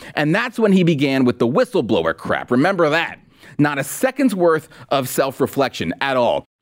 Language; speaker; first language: English; native; English